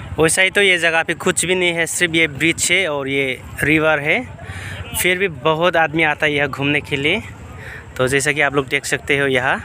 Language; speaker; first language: Hindi; non-native, local second language; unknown